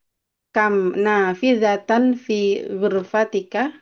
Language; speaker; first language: Arabic; non-native, learner; Indonesian